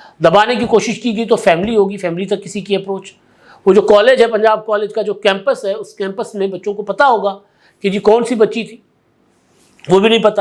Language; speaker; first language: Urdu; non-native, local second language; Sindhi